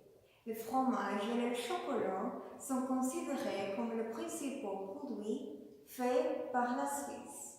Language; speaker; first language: French; non-native, learner; Portuguese